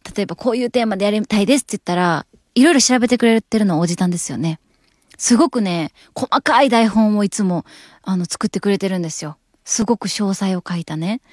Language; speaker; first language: Japanese; native; Japanese